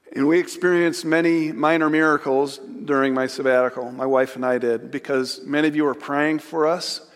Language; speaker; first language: English; native; English